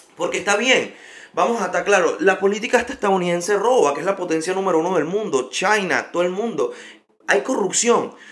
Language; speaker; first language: Spanish; native; Spanish